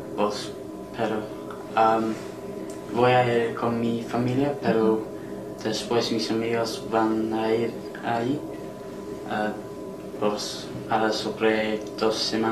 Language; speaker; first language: Spanish; non-native, learner; English